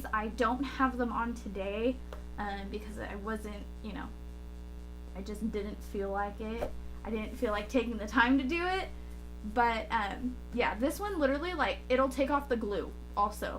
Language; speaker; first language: English; native; English